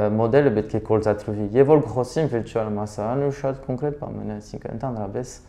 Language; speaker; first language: Armenian; early bilingual, heritage; Armenian